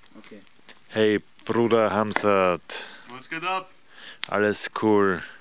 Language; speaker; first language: German; early bilingual, other home language; Chechen